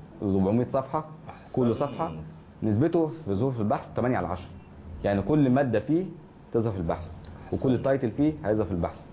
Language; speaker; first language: Arabic; native; Arabic